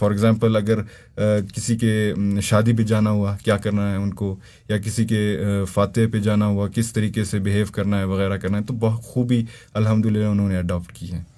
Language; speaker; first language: Urdu; non-native, local second language; Brahui